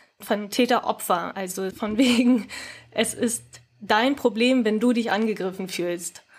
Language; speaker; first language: German; early bilingual, other home language; Japanese